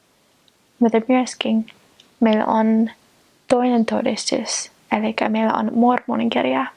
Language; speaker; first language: Finnish; non-native, fluent; English